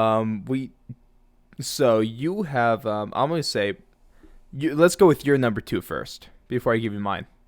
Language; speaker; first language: English; native; English